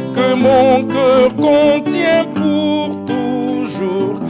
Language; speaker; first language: French; non-native, local second language; Lingala